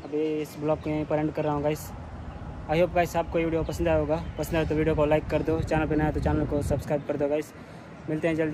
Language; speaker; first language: Hindi; non-native, local second language; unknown